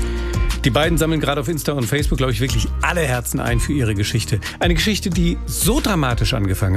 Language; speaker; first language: German; native; German